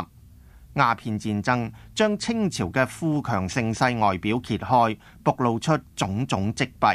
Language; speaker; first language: Chinese; non-native, local second language; Cantonese